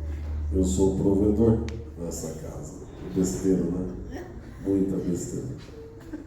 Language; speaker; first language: Portuguese; native; Portuguese